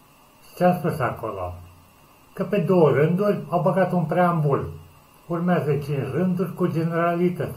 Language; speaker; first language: Romanian; native; Romanian